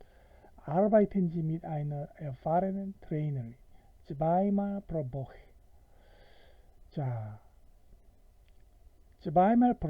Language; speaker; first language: German; non-native, fluent; Korean